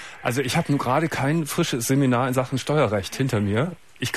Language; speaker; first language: German; native; German